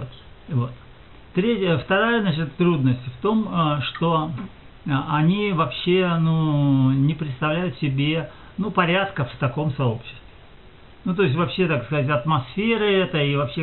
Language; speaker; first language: Russian; native; Russian